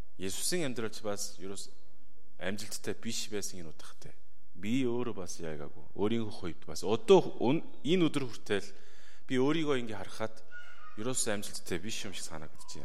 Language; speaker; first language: Mongolian; non-native, fluent; Korean